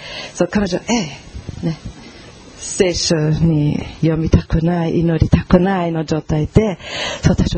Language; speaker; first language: Japanese; non-native, fluent; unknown